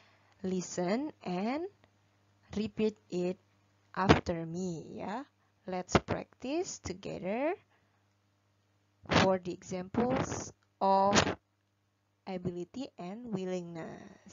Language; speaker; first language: English; non-native, fluent; Indonesian